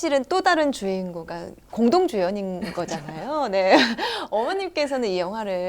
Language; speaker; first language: Korean; native; Korean